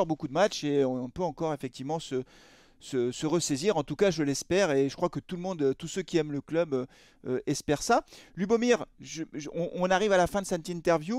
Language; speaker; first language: French; native; French